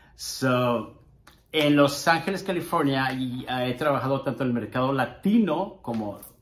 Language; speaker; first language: Spanish; early bilingual, heritage; Spanish